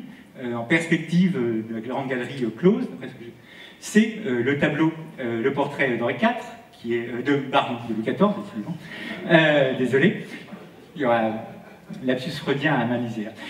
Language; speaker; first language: French; native; French